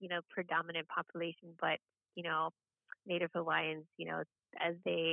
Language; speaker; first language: English; native; English